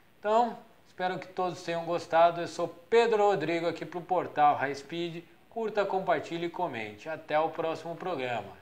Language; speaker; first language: Portuguese; native; Portuguese